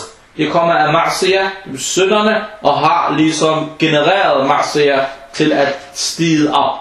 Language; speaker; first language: Danish; non-native, fluent; Arabic